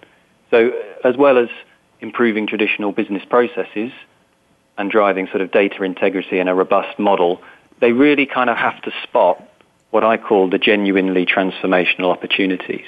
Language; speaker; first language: English; native; English